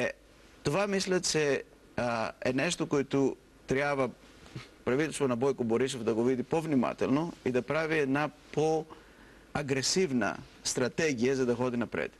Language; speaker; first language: Bulgarian; non-native, fluent; Greek